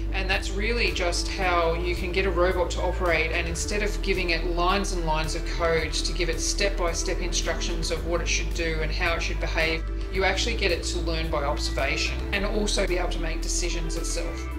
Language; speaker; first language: English; native; English